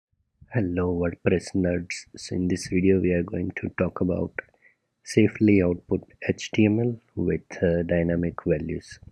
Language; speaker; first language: English; non-native, local second language; Gujarati